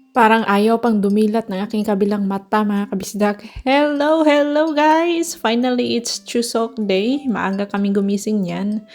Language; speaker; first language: Filipino; non-native, local second language; Cebuano